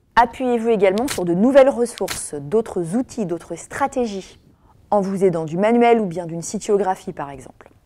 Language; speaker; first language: French; native; French